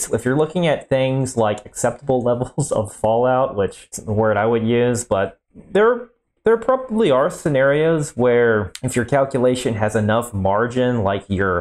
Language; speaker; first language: English; native; English